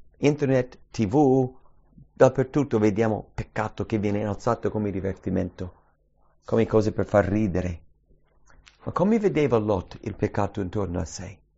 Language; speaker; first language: Italian; early bilingual, heritage; English